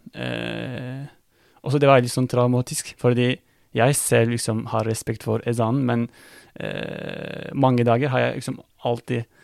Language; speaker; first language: Norwegian; non-native, fluent; Turkish